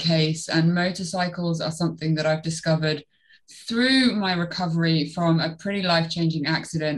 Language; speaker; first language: English; native; English